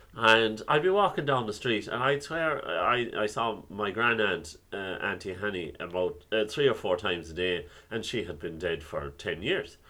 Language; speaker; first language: English; native; English